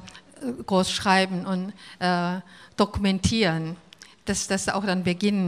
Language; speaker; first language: German; non-native, fluent; Korean